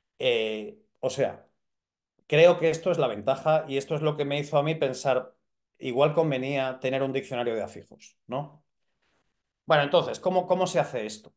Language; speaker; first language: Spanish; native; Spanish